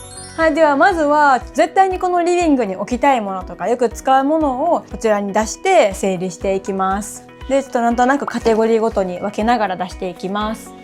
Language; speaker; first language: Japanese; native; Japanese